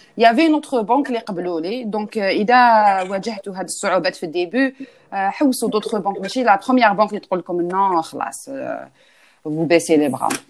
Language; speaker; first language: French; non-native, local second language; Arabic